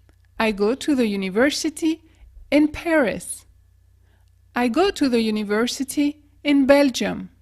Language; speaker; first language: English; non-native, fluent; French